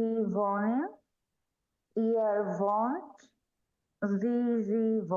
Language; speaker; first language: German; non-native, learner; Bangla